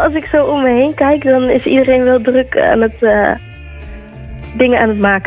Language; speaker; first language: Dutch; native; Dutch